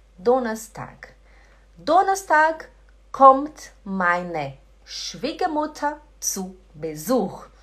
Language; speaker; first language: German; non-native, learner; Portuguese